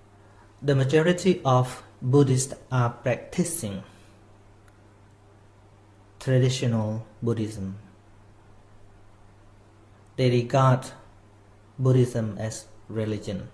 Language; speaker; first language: English; non-native, fluent; Khmer